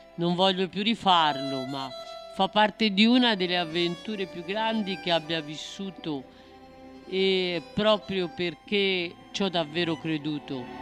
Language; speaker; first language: Italian; native; Italian